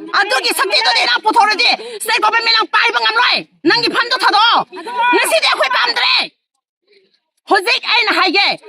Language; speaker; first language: Manipuri; non-native, local second language; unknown